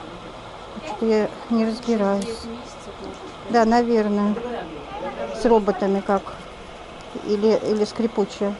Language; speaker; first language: Russian; native; Russian